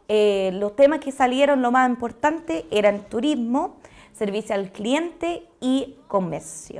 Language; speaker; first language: Spanish; non-native, fluent; English